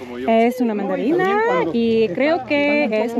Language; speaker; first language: Spanish; non-native, learner; English